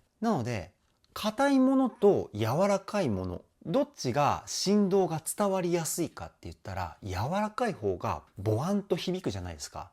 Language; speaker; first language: Japanese; native; Japanese